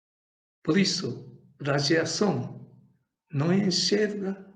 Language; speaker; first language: Portuguese; non-native, learner; Japanese